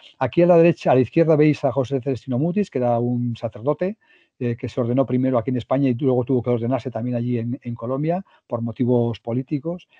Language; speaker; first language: Spanish; native; Spanish